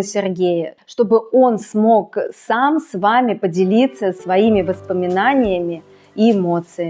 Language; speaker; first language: Russian; native; Russian